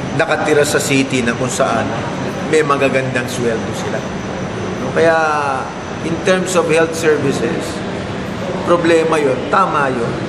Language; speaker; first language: Filipino; non-native, local second language; Waray